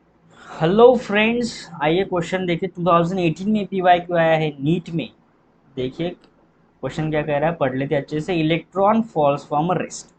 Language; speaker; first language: Hindi; native; Hindi